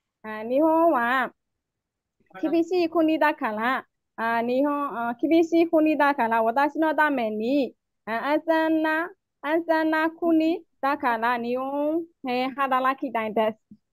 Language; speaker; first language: Japanese; non-native, learner; Burmese